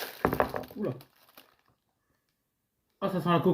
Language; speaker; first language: French; native; French